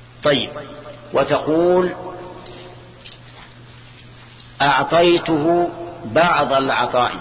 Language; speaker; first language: Arabic; native; Arabic